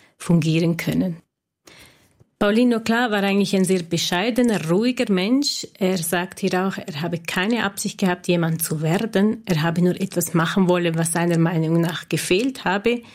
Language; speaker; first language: German; non-native, local second language; Romansh